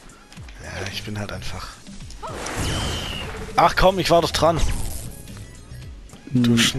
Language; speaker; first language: German; native; German